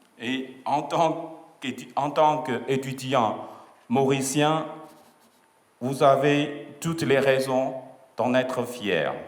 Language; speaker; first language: French; non-native, fluent; Chinese